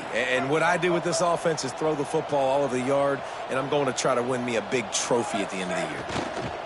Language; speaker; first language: English; native; English